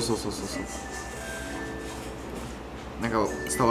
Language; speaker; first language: Japanese; native; Japanese